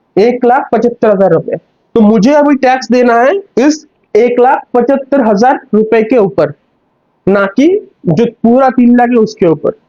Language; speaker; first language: Hindi; non-native, local second language; Bangla